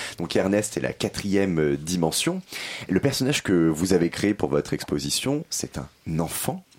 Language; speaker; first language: French; native; French